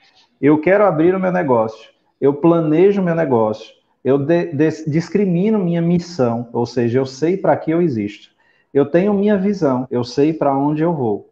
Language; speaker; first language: Portuguese; native; Portuguese